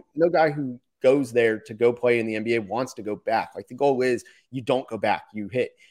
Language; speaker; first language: English; native; English